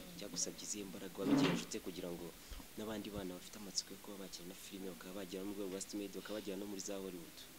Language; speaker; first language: Kinyarwanda; native; Kinyarwanda